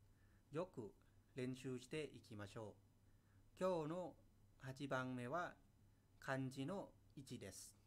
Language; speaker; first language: Japanese; non-native, fluent; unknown